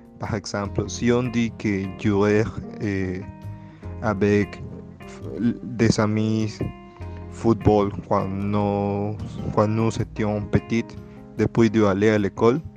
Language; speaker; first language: French; non-native, learner; Spanish